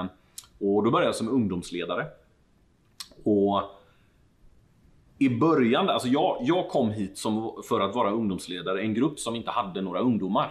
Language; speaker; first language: Swedish; native; Swedish